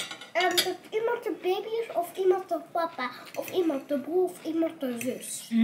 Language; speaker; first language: Dutch; early bilingual, other home language; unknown